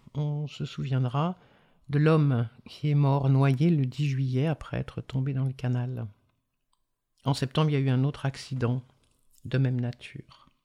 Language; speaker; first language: French; native; French